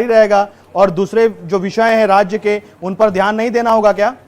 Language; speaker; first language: Hindi; native; Hindi